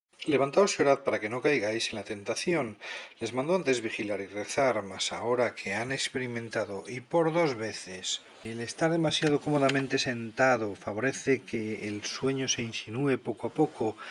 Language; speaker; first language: Spanish; native; Spanish